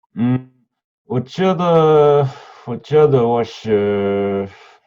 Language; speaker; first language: Chinese; non-native, learner; Norwegian